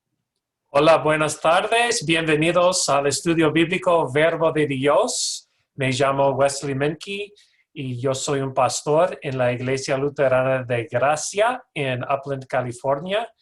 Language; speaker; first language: Spanish; non-native, fluent; English